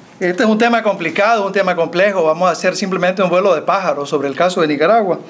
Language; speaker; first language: Spanish; native; Spanish